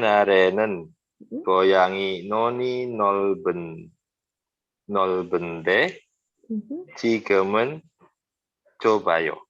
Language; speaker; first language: Korean; non-native, learner; Indonesian